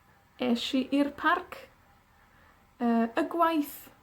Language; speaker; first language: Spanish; non-native, fluent; Welsh